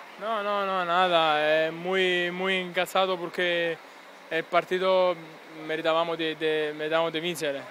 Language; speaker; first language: Spanish; non-native, learner; Italian